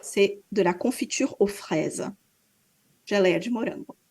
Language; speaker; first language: French; non-native, fluent; Portuguese